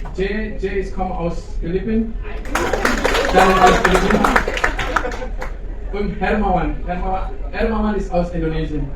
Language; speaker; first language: German; non-native, learner; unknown